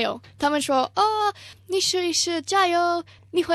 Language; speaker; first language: Chinese; non-native, learner; English